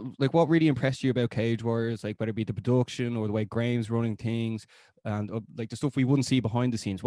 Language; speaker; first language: English; native; English